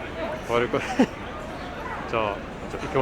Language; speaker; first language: Japanese; non-native, fluent; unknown